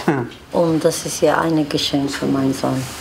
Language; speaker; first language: German; non-native, learner; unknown